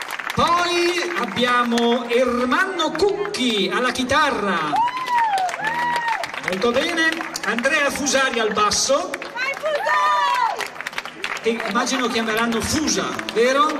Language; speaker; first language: Italian; native; Italian